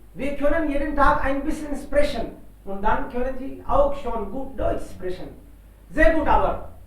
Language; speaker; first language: German; non-native, fluent; Hindi